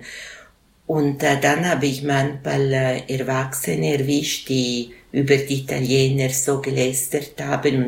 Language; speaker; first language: German; non-native, local second language; Italian